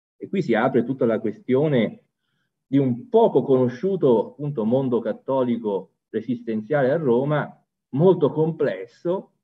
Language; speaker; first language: Italian; native; Italian